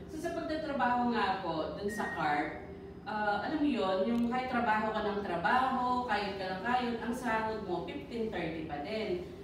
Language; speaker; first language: Filipino; non-native, local second language; Pampanga